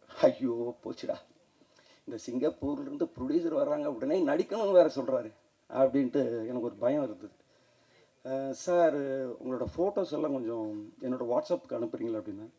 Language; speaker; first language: Tamil; native; Tamil